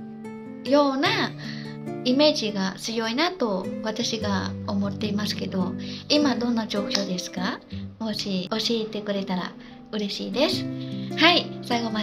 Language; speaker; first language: Japanese; non-native, fluent; Khmer